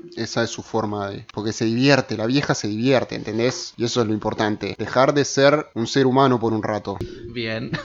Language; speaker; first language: Spanish; native; Spanish